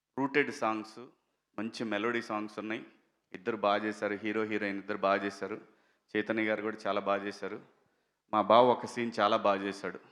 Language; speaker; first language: Telugu; native; Telugu